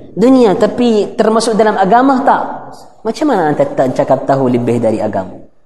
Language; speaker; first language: Malay; non-native, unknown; Arabic